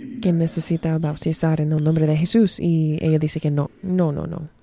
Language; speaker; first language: Spanish; non-native, learner; English